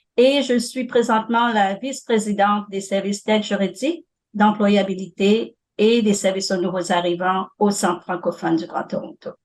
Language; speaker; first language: French; non-native, local second language; Morisyen